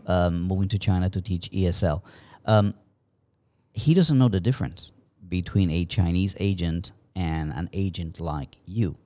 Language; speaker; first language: English; non-native, fluent; Spanish